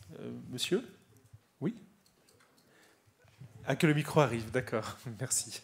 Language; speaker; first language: French; native; French